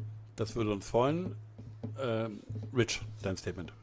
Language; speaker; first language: German; native; German